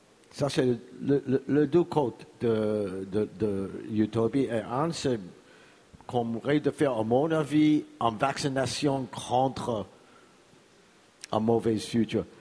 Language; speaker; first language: French; non-native, learner; English